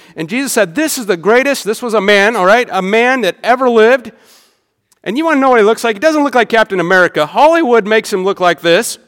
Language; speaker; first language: English; native; English